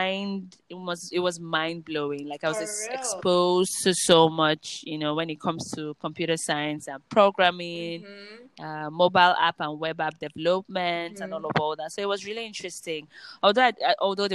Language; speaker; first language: English; non-native, local second language; Igbo